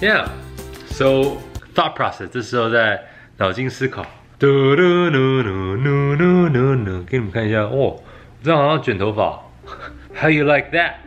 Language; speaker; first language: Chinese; early bilingual, heritage; Chinese